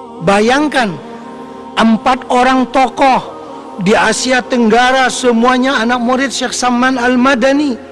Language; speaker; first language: Indonesian; non-native, local second language; Banjar